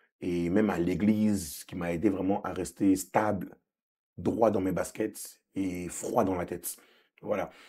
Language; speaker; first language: French; early bilingual, other home language; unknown